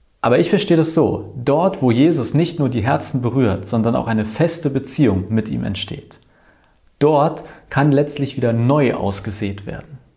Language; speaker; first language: German; native; German